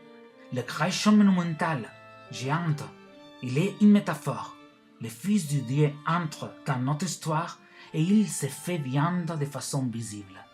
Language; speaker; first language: French; non-native, learner; Catalan